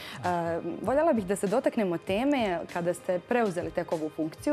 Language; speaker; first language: Croatian; native; Croatian